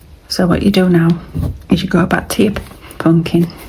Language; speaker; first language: English; native; English